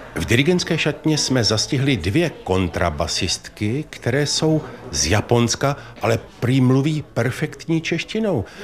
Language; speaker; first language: Czech; native; Czech